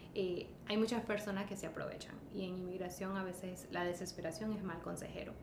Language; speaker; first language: Spanish; early bilingual, heritage; Spanish